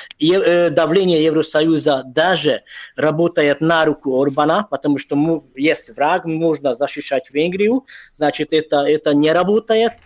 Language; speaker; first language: Russian; non-native, fluent; Hungarian